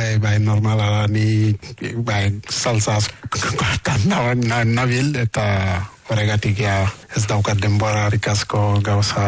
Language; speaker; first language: Basque; non-native, learner; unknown